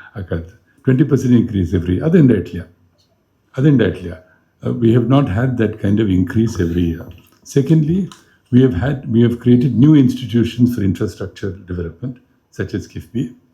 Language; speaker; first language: English; non-native, local second language; Malayalam